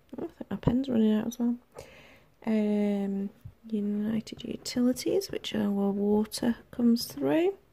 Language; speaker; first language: English; native; English